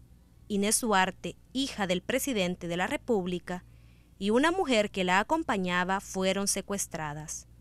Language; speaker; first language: Spanish; native; Spanish